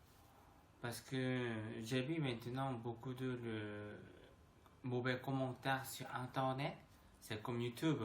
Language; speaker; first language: French; non-native, learner; Korean